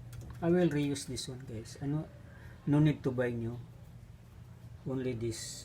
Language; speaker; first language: English; non-native, local second language; Filipino